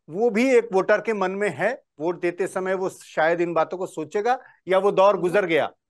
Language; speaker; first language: Hindi; native; Hindi